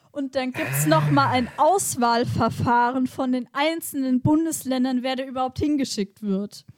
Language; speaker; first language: German; native; German